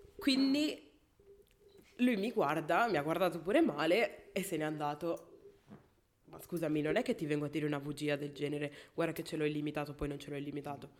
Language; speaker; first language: Italian; non-native, fluent; Spanish